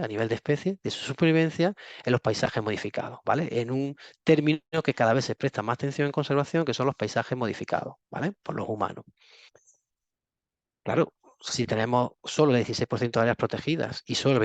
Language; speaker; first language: Spanish; native; Spanish